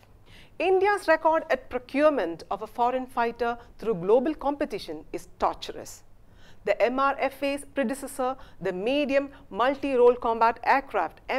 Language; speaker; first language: English; non-native, local second language; Malayalam